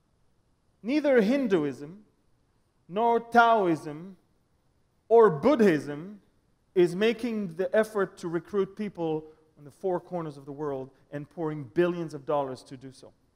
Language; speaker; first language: English; non-native, fluent; Hebrew